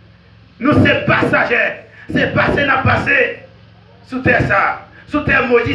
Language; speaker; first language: French; non-native, local second language; Haitian Creole